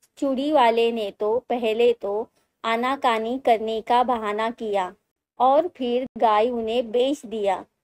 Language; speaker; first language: Hindi; native; Hindi